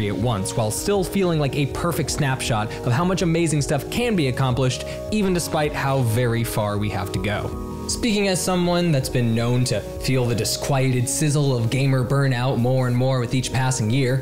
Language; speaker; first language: English; native; English